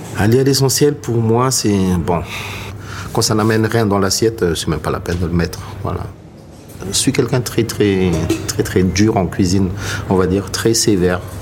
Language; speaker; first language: French; non-native, local second language; Malagasy